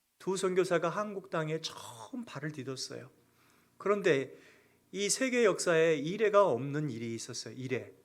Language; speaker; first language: Korean; native; Korean